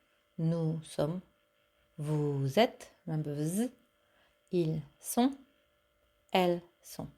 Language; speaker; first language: French; non-native, fluent; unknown